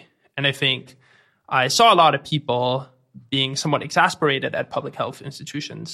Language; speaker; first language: English; non-native, fluent; Danish